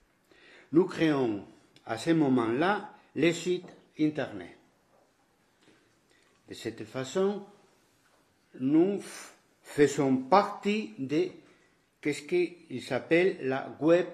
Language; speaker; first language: French; non-native, fluent; Spanish